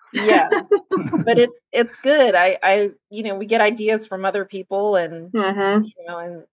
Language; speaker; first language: English; native; English